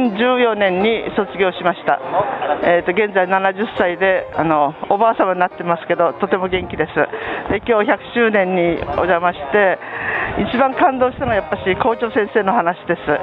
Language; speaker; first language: Japanese; native; Japanese